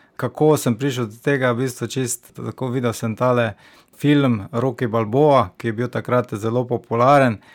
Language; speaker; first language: Slovenian; native; Slovenian